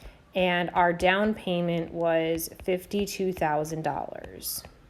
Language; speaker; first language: English; native; English